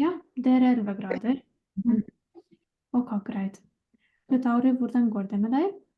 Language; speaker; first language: Norwegian; non-native, fluent; Lithuanian